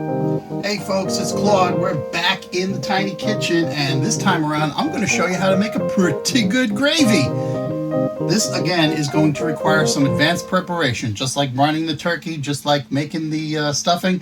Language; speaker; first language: English; native; English